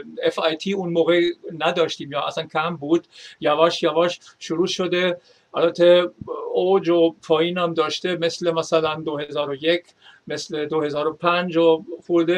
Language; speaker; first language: Persian; non-native, fluent; German